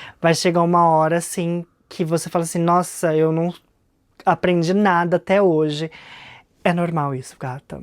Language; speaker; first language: Portuguese; early bilingual, heritage; Portuguese